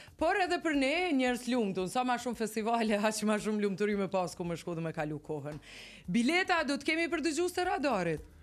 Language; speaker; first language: Albanian; native; Albanian